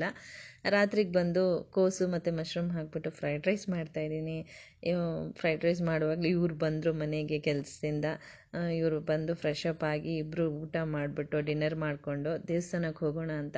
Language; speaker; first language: Kannada; native; Kannada